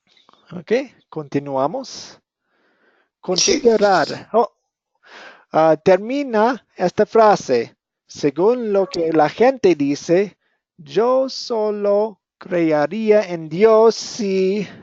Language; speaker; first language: Spanish; non-native, fluent; English